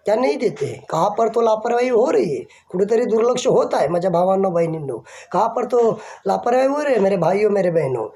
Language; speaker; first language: Hindi; non-native, local second language; Marathi